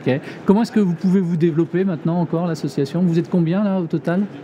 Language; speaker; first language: French; native; French